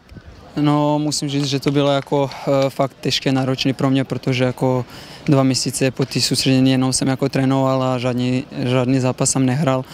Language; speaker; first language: Czech; non-native, fluent; Serbian